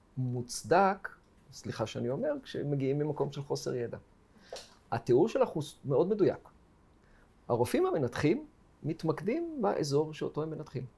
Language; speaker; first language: Hebrew; native; Hebrew